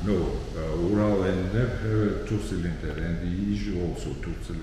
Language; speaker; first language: English; non-native, learner; Georgian